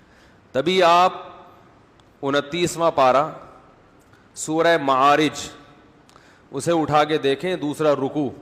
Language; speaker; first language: Urdu; native; Urdu